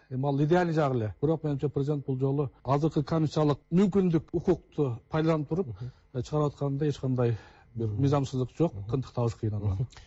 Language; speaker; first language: Kyrgyz; native; Kyrgyz